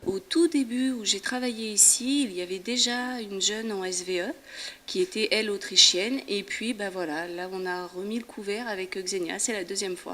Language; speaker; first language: French; native; French